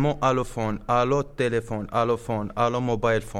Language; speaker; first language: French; non-native, learner; Arabic